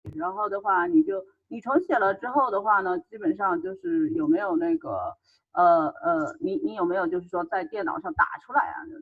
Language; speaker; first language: Chinese; native; Chinese